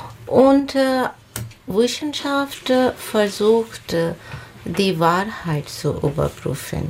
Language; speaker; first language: German; non-native, learner; Bangla